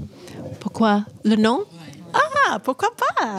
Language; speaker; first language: French; non-native, learner; English